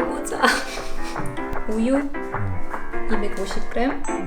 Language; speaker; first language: Korean; non-native, fluent; German